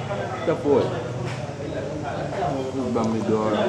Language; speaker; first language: Russian; non-native, learner; Arabic